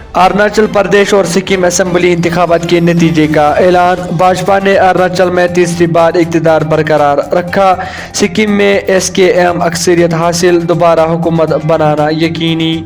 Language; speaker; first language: Urdu; non-native, local second language; Kashmiri